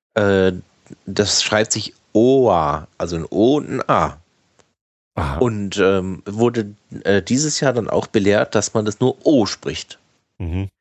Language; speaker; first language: German; native; German